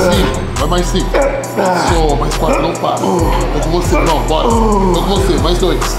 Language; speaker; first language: Portuguese; native; Portuguese